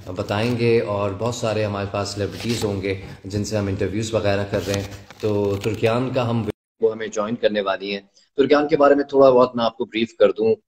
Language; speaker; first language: Urdu; native; Urdu